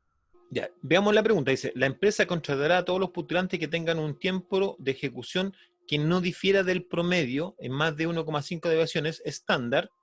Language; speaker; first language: Spanish; native; Spanish